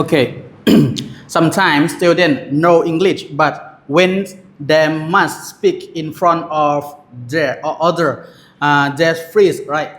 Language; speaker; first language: English; non-native, learner; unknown